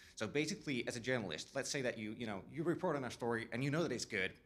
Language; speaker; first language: English; non-native, fluent; Finnish